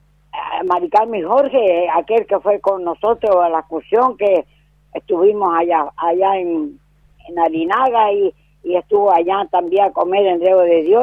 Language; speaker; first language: Spanish; native; Spanish